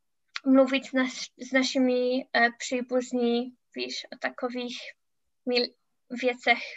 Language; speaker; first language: Czech; non-native, learner; English